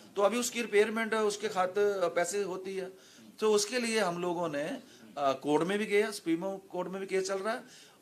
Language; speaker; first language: Hindi; non-native, local second language; Punjabi